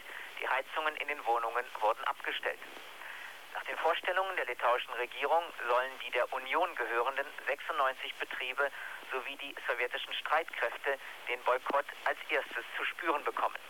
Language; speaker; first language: German; native; German